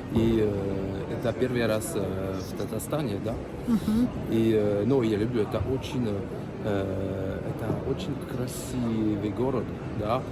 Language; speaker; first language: Russian; non-native, learner; French